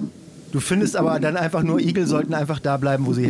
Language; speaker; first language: German; native; German